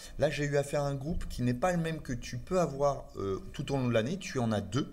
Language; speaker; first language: French; native; French